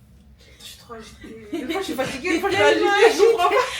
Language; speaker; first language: French; native; French